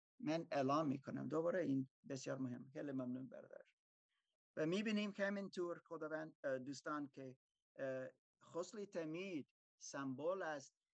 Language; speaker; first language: Persian; non-native, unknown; German